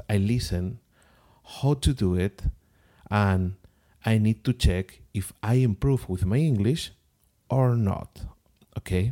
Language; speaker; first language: English; non-native, learner; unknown